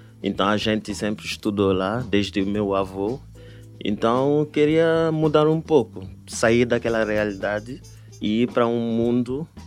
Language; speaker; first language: Portuguese; non-native, fluent; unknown